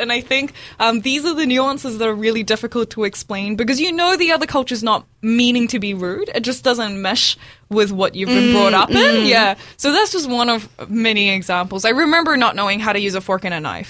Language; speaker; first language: English; native; English